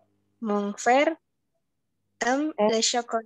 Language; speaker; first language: French; non-native, learner; Indonesian